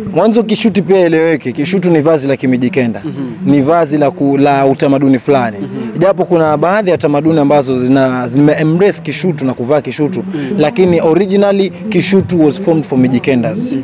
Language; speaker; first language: Swahili; native; Swahili